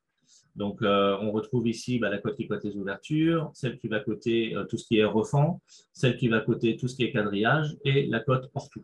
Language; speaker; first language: French; native; French